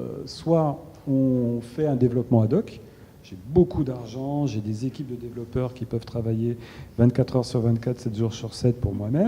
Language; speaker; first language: French; native; French